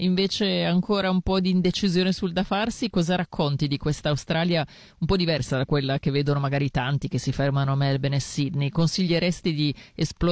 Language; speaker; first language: Italian; native; Italian